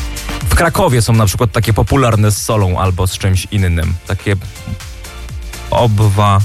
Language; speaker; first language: Polish; native; Polish